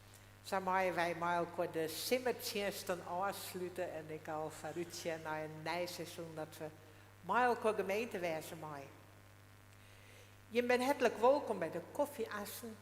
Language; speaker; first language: Dutch; non-native, local second language; Western Frisian